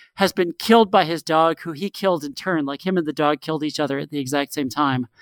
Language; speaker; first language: English; native; English